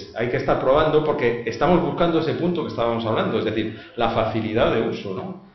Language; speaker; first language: Spanish; non-native, fluent; French